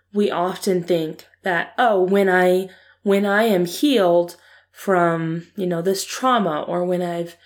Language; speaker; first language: English; native; English